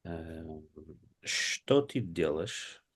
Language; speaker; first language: Russian; non-native, learner; English